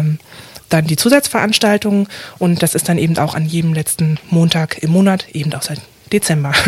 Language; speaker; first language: German; native; German